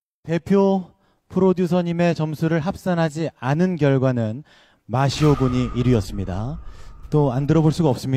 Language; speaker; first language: Korean; native; Korean